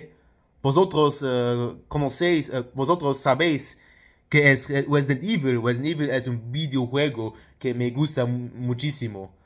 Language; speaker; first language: Spanish; non-native, fluent; Luxembourgish